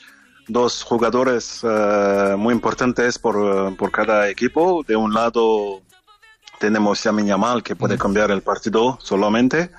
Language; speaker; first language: Spanish; non-native, fluent; French